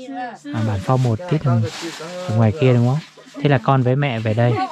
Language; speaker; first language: Vietnamese; non-native, local second language; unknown